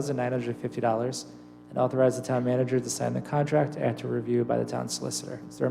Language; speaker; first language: English; native; English